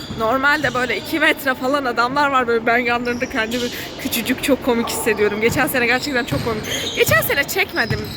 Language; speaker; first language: Turkish; native; Turkish